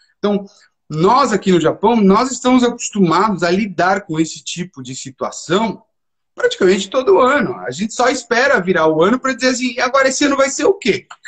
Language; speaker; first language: Portuguese; early bilingual, heritage; Portuguese